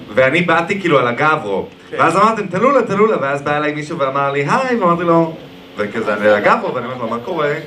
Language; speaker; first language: Hebrew; native; Hebrew